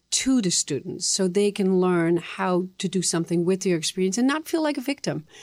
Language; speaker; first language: English; non-native, fluent; Dutch